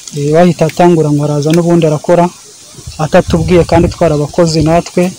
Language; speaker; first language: Kinyarwanda; native; Kinyarwanda